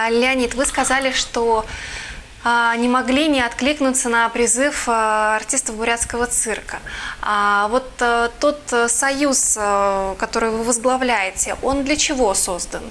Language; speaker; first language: Russian; native; Russian